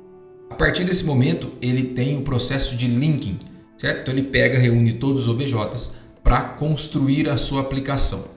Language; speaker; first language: Portuguese; native; Portuguese